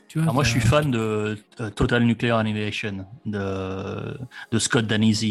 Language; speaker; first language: French; native; French